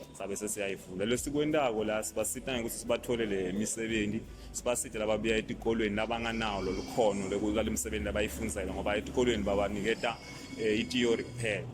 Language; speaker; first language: Zulu; non-native, local second language; Swati